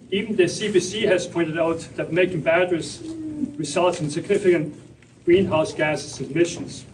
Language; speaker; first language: English; non-native, fluent; German